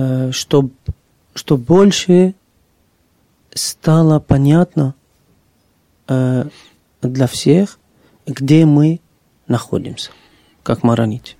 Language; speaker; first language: Russian; non-native, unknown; Arabic